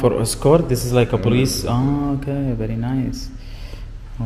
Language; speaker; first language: English; non-native, learner; Arabic